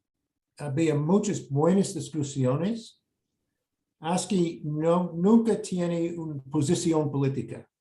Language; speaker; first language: Spanish; non-native, fluent; English